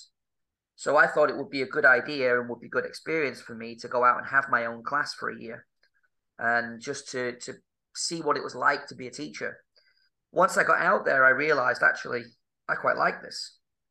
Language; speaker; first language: English; native; English